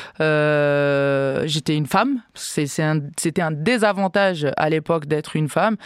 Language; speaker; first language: French; non-native, local second language; Arabic